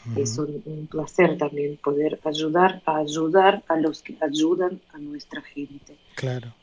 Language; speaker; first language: Spanish; non-native, fluent; Ukrainian